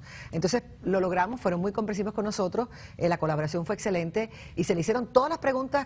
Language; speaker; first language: Spanish; native; Spanish